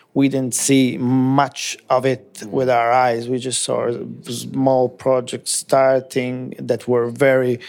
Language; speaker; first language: English; non-native, fluent; Italian